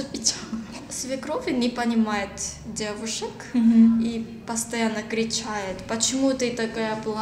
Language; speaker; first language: Russian; non-native, learner; Korean